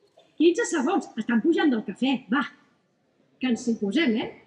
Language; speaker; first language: Catalan; native; Catalan